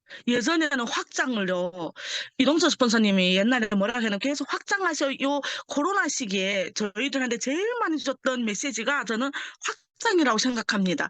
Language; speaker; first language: Korean; early bilingual, heritage; Korean